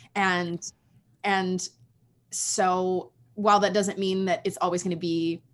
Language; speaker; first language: English; early bilingual, other home language; Spanish